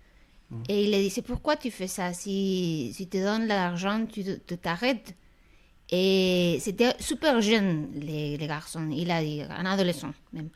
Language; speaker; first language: French; non-native, fluent; Spanish